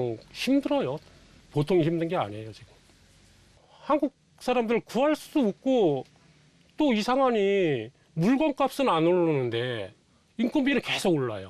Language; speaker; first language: Korean; native; Korean